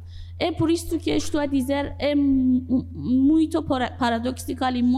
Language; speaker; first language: Portuguese; non-native, fluent; Persian